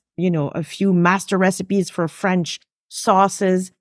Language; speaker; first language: English; non-native, fluent; French